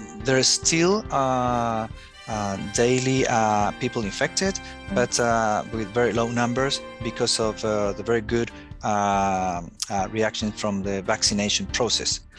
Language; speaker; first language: English; non-native, fluent; Spanish